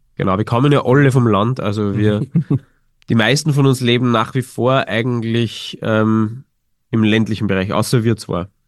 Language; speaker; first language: German; native; German